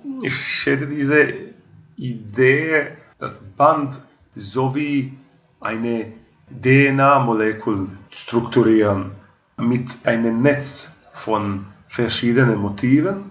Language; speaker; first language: German; non-native, fluent; Croatian